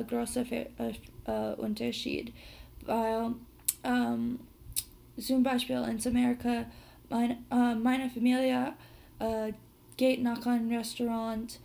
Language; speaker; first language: German; non-native, learner; English